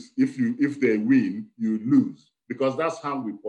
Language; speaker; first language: English; non-native, local second language; Igbo